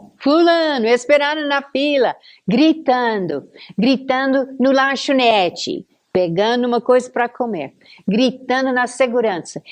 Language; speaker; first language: Portuguese; non-native, fluent; English